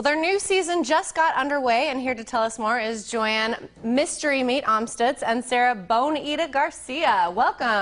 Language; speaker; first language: English; native; English